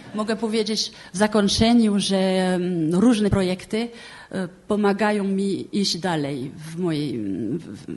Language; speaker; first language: Polish; non-native, fluent; French